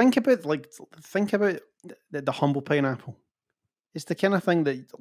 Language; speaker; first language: English; native; English